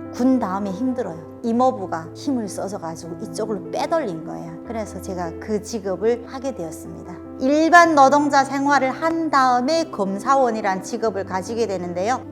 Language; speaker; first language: Korean; native; Korean